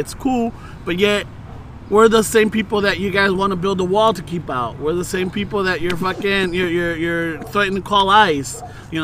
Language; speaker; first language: English; early bilingual, other home language; Spanish